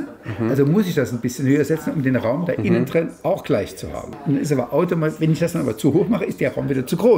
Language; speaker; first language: German; native; German